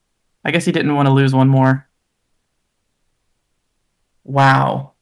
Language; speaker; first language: English; native; English